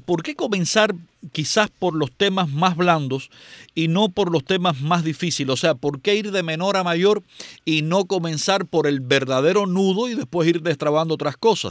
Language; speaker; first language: Spanish; native; Spanish